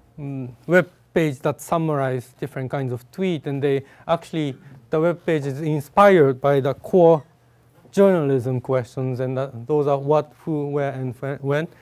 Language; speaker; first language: English; non-native, fluent; Japanese